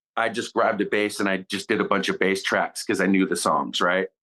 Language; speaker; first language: English; native; English